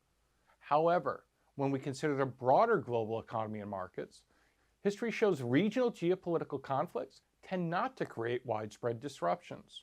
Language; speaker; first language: English; native; English